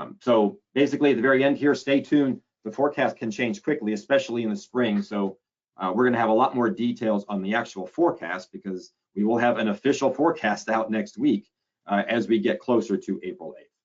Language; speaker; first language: English; native; English